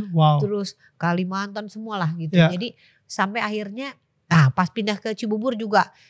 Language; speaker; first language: Indonesian; native; Indonesian